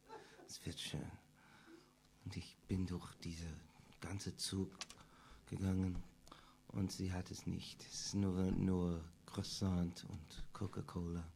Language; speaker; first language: German; non-native, learner; English